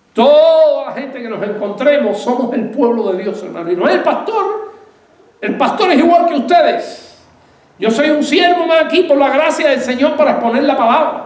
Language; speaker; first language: Spanish; native; Spanish